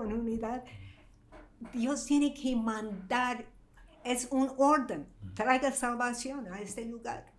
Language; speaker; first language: Spanish; non-native, fluent; English